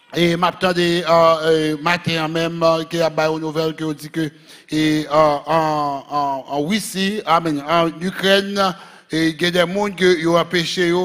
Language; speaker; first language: French; native; French